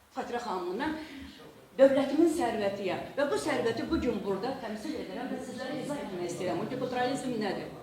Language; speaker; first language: Azerbaijani; non-native, local second language; Talysh